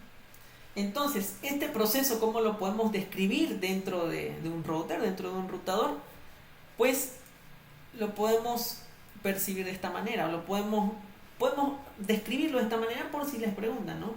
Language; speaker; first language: Spanish; native; Spanish